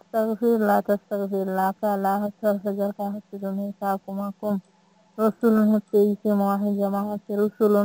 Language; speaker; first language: Arabic; non-native, learner; Bangla